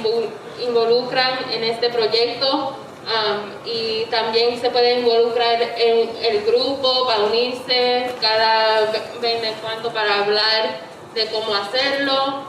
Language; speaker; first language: Spanish; early bilingual, heritage; English